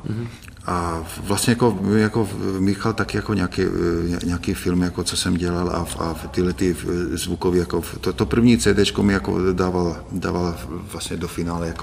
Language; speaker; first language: Czech; non-native, fluent; Hungarian